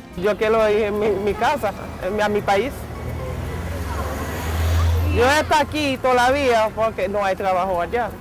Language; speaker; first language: Spanish; non-native, learner; Haitian Creole